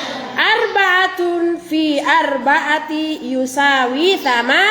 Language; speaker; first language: Arabic; non-native, fluent; Indonesian